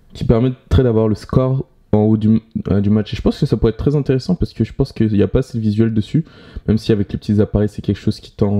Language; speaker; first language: French; native; French